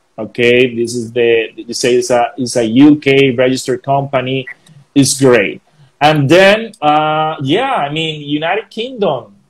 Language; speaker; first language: English; non-native, fluent; Spanish